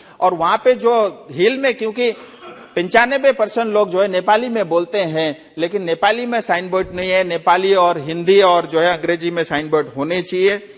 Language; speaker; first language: Hindi; non-native, local second language; Nepali